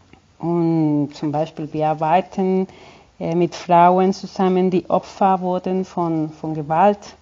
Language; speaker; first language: German; non-native, fluent; Spanish